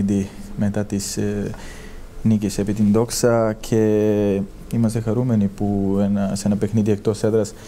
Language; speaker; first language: Greek; non-native, fluent; Serbian